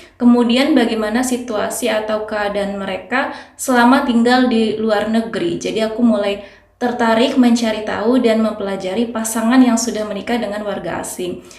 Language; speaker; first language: Indonesian; native; Indonesian